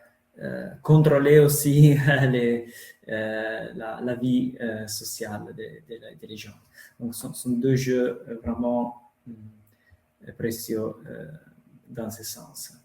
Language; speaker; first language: French; non-native, fluent; Italian